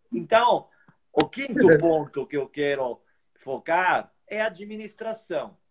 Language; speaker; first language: Portuguese; non-native, fluent; Italian